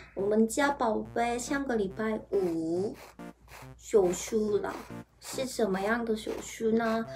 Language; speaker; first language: Chinese; non-native, fluent; Korean